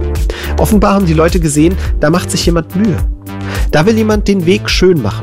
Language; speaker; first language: German; native; German